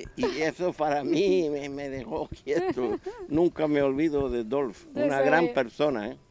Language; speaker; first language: Spanish; native; Spanish